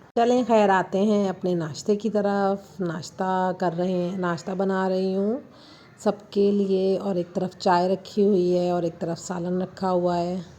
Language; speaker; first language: Urdu; native; Urdu